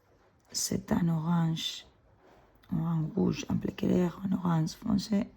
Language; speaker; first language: French; non-native, fluent; Spanish